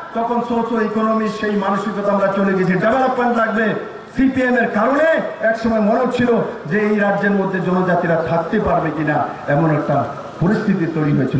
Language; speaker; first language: Bangla; native; Bangla